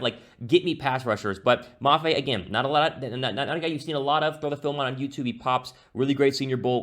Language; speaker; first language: English; native; English